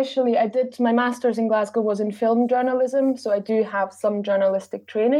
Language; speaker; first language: English; non-native, fluent; German